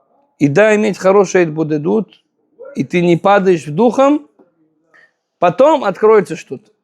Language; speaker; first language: Russian; non-native, fluent; Hebrew